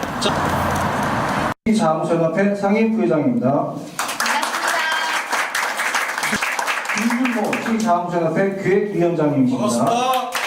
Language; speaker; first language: Korean; native; Korean